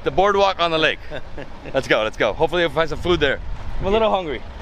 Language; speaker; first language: English; native; English